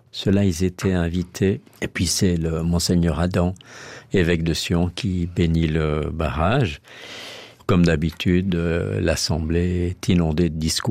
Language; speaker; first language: French; native; French